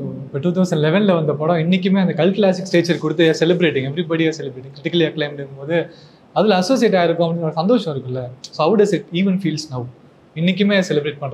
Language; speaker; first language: Tamil; native; Tamil